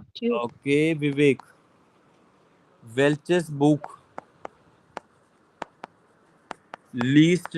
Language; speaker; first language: German; non-native, fluent; Hindi